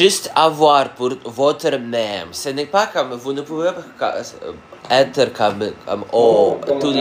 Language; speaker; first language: French; non-native, learner; Russian